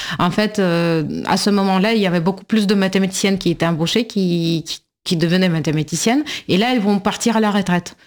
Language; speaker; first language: French; non-native, fluent; Russian